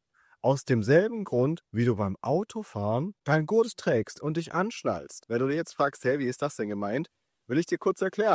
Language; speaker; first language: German; native; German